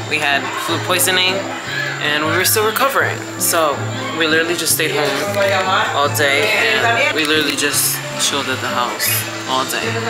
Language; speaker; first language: English; early bilingual, other home language; Spanish